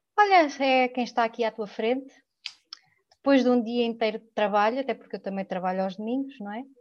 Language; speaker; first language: Portuguese; early bilingual, other home language; French